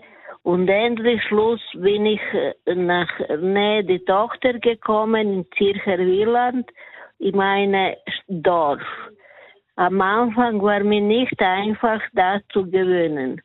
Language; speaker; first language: German; non-native, learner; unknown